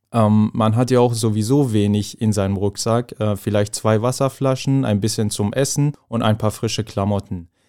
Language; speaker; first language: German; non-native, fluent; Persian